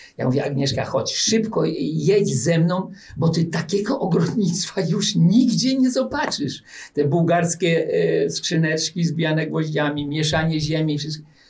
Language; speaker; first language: Polish; native; Polish